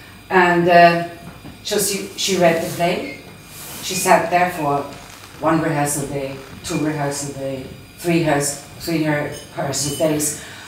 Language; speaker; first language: English; non-native, fluent; German